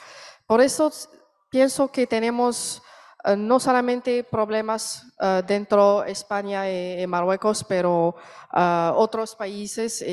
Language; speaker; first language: Spanish; non-native, learner; Arabic